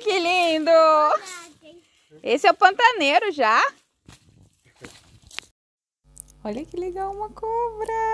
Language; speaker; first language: Portuguese; native; Portuguese